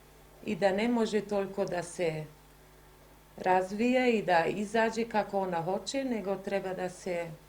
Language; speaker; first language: Macedonian; non-native, learner; Croatian